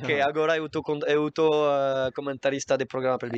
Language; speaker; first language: Portuguese; non-native, learner; French